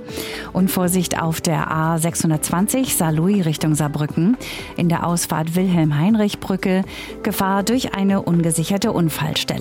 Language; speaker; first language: German; native; German